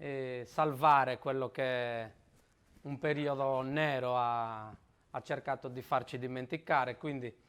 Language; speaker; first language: Italian; native; Italian